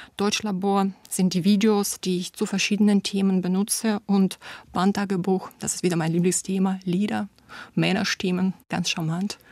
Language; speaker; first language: German; non-native, fluent; Russian